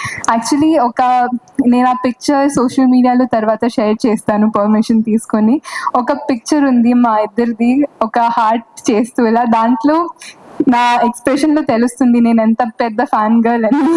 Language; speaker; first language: Telugu; non-native, fluent; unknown